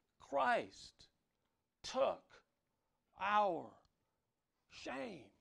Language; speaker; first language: English; native; English